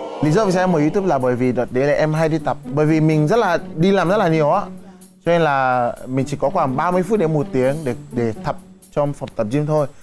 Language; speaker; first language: Vietnamese; non-native, fluent; Yoruba